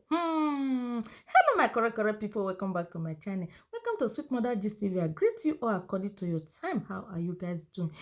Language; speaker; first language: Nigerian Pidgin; non-native, local second language; Yoruba